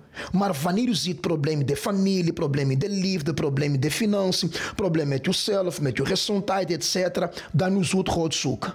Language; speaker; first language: Dutch; non-native, fluent; Portuguese